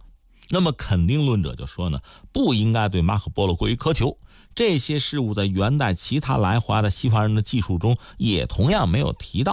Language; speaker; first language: Chinese; native; Chinese